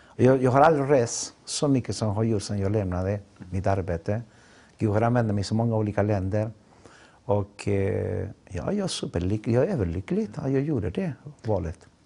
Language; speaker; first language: Swedish; non-native, fluent; Spanish